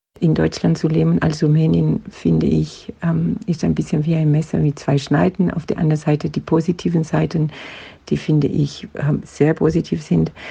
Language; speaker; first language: German; non-native, fluent; Romanian